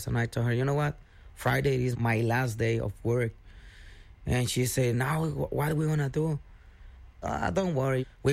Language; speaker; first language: English; non-native, learner; Spanish